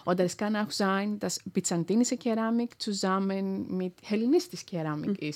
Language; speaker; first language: German; non-native, fluent; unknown